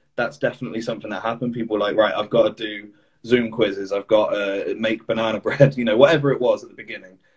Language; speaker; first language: English; native; English